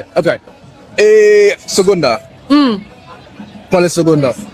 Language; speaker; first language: Portuguese; non-native, learner; English